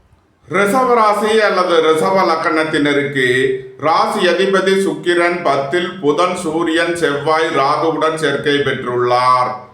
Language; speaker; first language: Tamil; native; Tamil